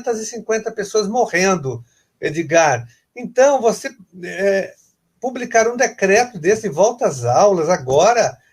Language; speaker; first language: Portuguese; native; Portuguese